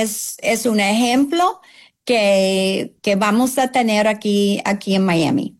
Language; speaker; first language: Spanish; non-native, fluent; English